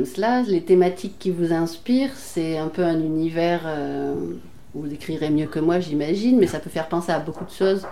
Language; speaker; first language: French; native; French